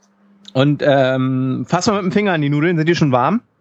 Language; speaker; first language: German; native; German